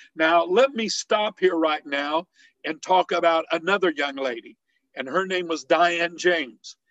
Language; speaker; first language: English; native; English